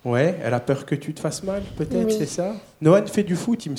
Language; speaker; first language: French; native; French